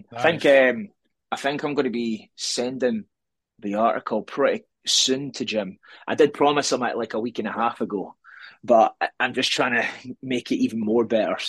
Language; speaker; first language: English; native; English